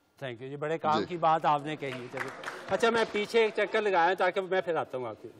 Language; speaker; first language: Urdu; non-native, local second language; Punjabi